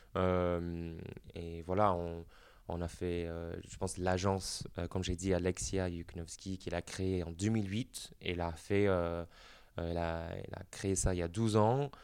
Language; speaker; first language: French; non-native, fluent; English